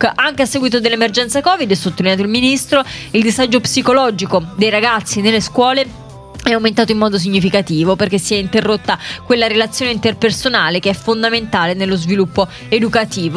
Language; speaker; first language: Italian; native; Italian